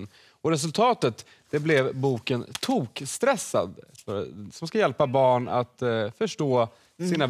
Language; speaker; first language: Swedish; native; Swedish